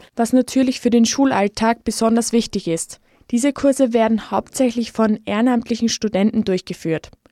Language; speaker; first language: German; native; German